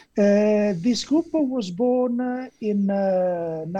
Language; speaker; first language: English; non-native, fluent; Italian